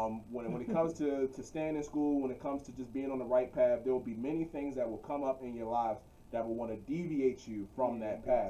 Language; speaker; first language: English; native; English